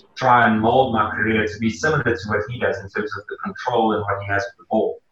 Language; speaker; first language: English; native; English